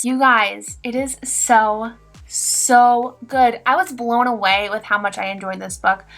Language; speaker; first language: English; native; English